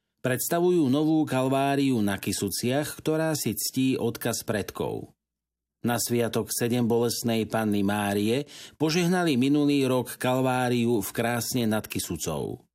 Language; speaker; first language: Slovak; native; Slovak